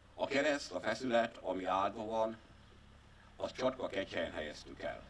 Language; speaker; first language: Hungarian; native; Hungarian